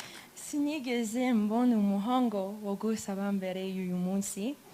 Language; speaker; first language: Kinyarwanda; non-native, learner; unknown